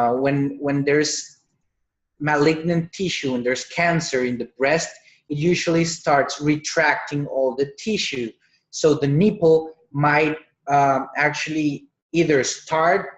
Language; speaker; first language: English; non-native, fluent; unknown